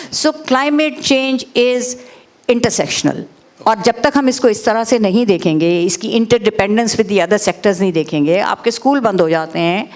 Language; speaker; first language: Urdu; native; Urdu